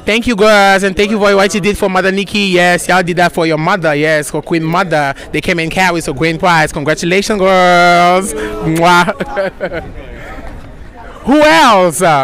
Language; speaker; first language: English; non-native, fluent; French